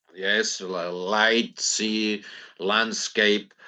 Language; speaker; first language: English; non-native, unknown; Catalan